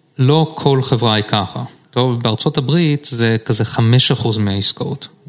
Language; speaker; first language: Hebrew; early bilingual, heritage; Hebrew